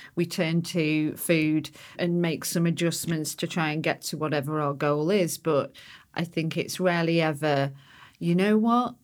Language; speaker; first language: English; native; English